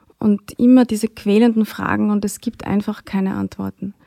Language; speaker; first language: German; native; German